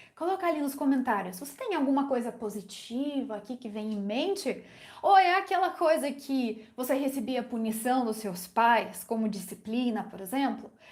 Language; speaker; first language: Portuguese; non-native, fluent; Ukrainian